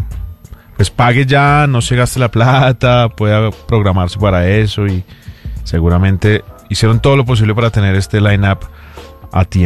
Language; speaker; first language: Spanish; native; Spanish